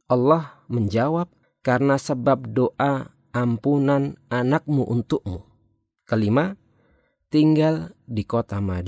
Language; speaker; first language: Indonesian; native; Indonesian